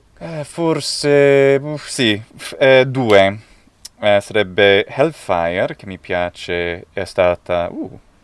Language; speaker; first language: Italian; non-native, fluent; English